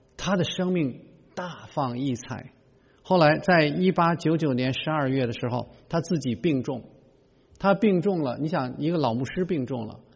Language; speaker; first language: Chinese; native; Chinese